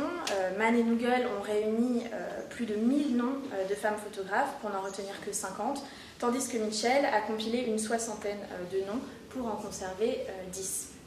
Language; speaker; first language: French; native; French